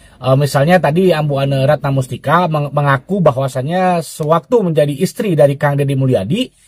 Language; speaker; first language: Indonesian; native; Indonesian